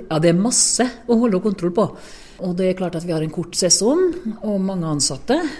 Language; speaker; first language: Norwegian; native; Norwegian